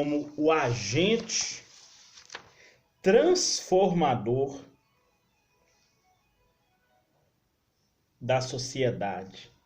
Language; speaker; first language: Portuguese; native; Portuguese